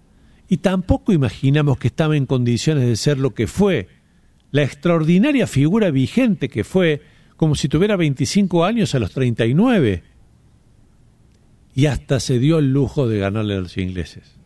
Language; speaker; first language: Spanish; native; Spanish